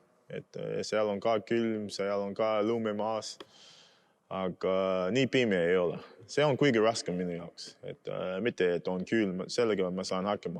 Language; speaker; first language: Estonian; non-native, fluent; English